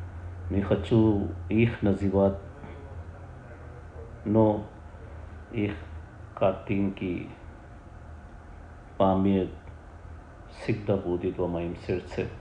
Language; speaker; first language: Russian; non-native, learner; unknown